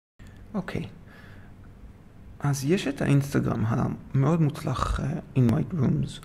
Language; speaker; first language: Hebrew; native; Hebrew